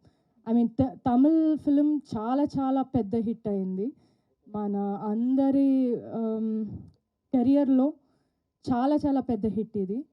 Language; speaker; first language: Telugu; non-native, fluent; Malayalam